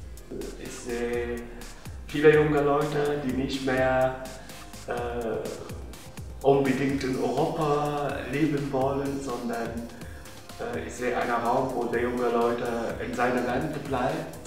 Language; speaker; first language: German; non-native, fluent; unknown